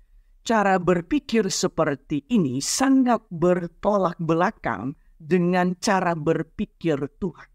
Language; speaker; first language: Indonesian; native; Indonesian